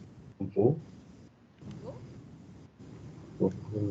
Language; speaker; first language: German; non-native, learner; Indonesian